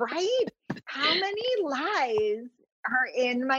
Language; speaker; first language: English; native; English